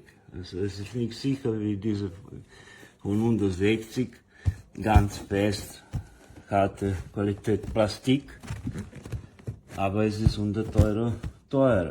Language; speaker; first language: German; non-native, learner; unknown